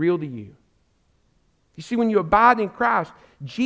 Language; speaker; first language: English; native; English